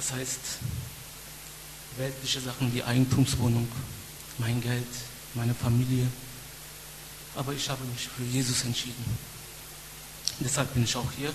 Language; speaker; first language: German; non-native, fluent; Turkish